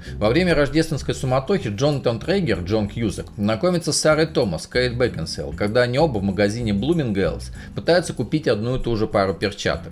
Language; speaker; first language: Russian; native; Russian